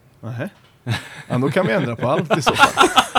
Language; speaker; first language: Swedish; native; Swedish